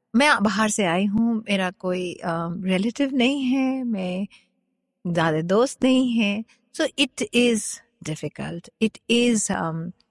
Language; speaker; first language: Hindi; non-native, local second language; Bangla